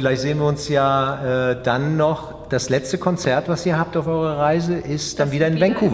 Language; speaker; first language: German; native; German